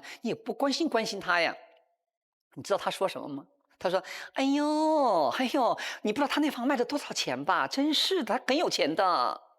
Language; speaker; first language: Chinese; native; Chinese